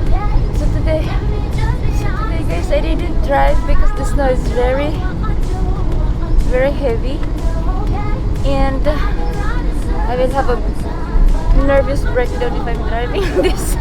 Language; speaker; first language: English; non-native, local second language; Filipino